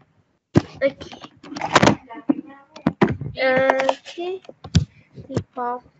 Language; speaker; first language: English; non-native, learner; Vietnamese